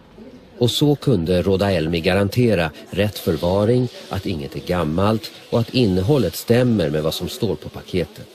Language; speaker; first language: Swedish; native; Swedish